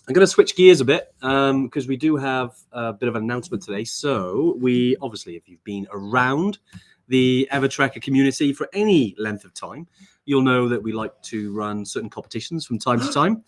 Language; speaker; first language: English; native; English